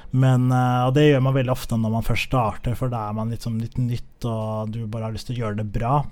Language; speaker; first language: Norwegian; early bilingual, other home language; Somali